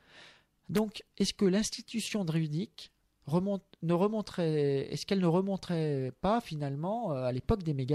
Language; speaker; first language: French; native; French